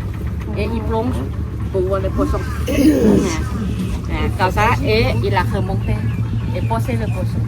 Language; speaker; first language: French; non-native, learner; Thai